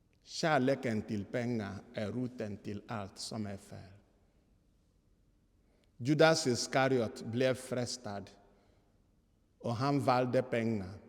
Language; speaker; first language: Swedish; non-native, fluent; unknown